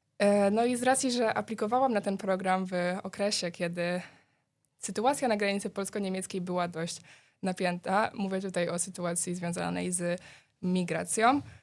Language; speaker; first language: Polish; native; Polish